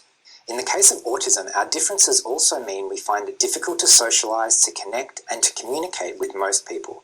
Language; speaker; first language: English; native; English